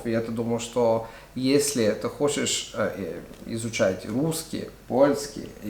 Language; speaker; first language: Russian; non-native, fluent; Italian